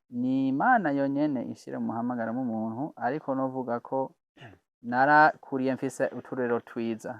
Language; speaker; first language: Rundi; non-native, fluent; English